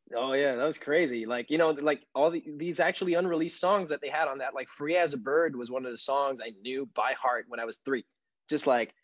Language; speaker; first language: English; non-native, fluent; French